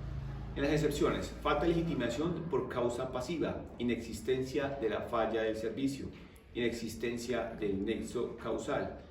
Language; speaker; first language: Spanish; native; Spanish